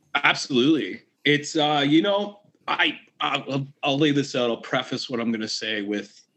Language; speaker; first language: English; native; English